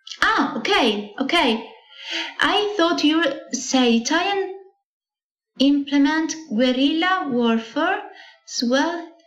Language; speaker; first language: English; non-native, learner; Italian